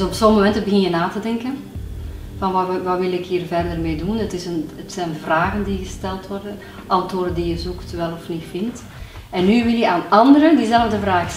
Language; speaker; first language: Dutch; native; Dutch